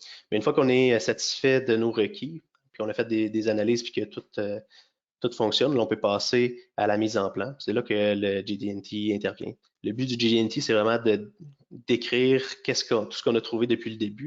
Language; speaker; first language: French; native; French